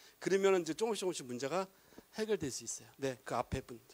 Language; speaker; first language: Korean; native; Korean